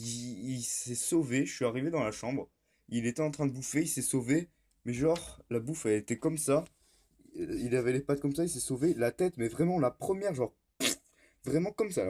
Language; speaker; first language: French; native; French